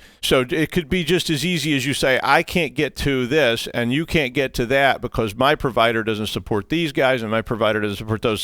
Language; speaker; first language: English; native; English